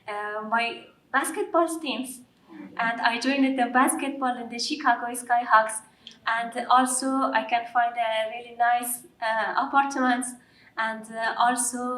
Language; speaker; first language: English; non-native, learner; Persian